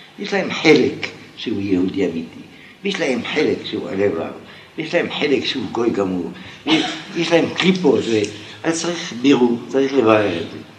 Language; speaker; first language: Hebrew; non-native, fluent; French